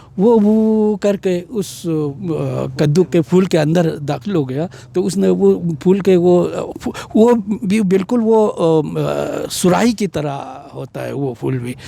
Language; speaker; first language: Urdu; non-native, local second language; Balti